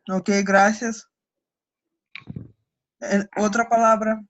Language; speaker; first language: Spanish; non-native, learner; Russian